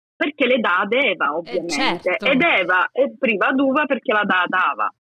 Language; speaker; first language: Italian; native; Italian